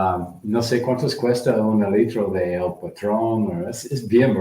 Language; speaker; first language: Spanish; non-native, learner; English